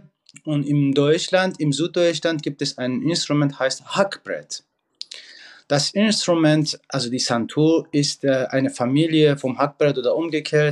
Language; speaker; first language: German; non-native, fluent; Persian